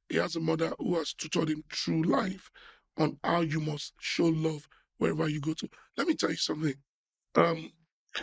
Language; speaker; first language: English; non-native, local second language; Yoruba